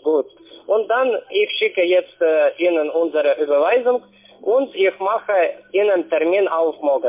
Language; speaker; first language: German; non-native, learner; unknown